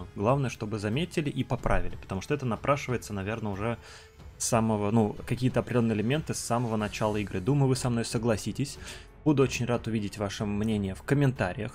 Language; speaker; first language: Russian; native; Russian